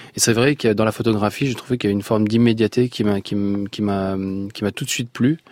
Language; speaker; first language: French; non-native, local second language; Arabic